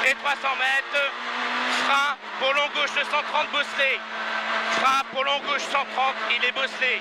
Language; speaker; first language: French; native; French